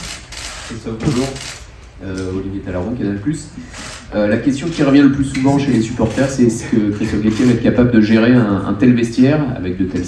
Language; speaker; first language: French; native; French